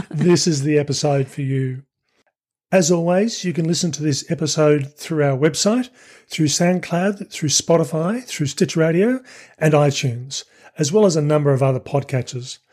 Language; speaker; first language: English; native; English